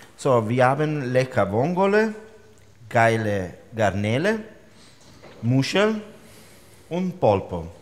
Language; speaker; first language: German; non-native, fluent; Italian